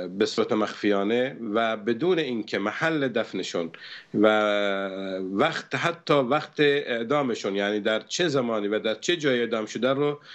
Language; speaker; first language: Persian; non-native, local second language; Arabic